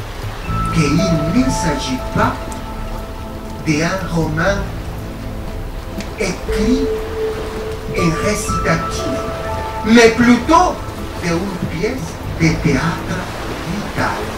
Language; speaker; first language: French; non-native, fluent; Spanish